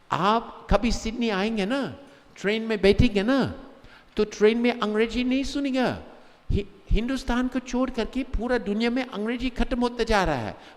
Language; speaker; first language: Hindi; non-native, fluent; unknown